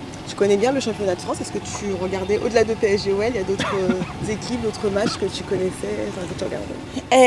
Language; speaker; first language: French; native; French